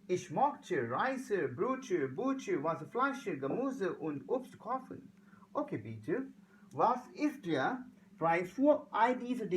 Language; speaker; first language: German; non-native, learner; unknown